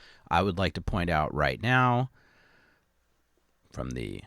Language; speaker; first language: English; native; English